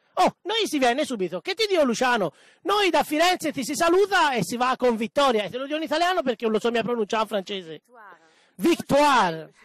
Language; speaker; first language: Italian; native; Italian